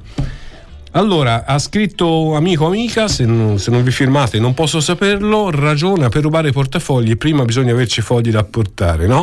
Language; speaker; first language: Italian; native; Italian